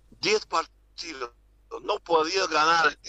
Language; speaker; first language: Spanish; non-native, learner; English